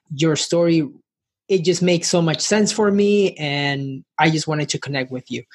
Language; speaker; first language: English; early bilingual, other home language; Spanish